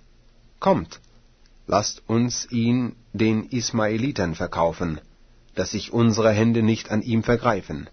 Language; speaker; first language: German; native; German